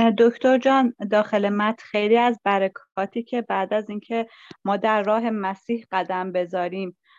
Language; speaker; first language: Persian; native; Persian